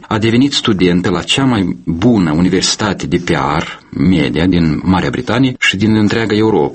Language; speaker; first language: Romanian; native; Romanian